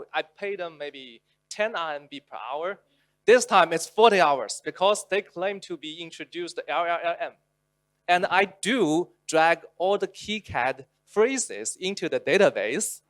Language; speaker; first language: English; non-native, local second language; Chinese